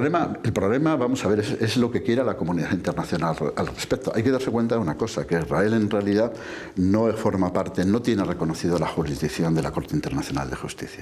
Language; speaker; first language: Spanish; native; Spanish